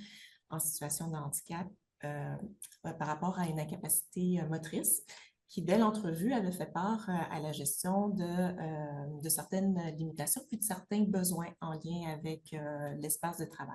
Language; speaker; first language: French; native; French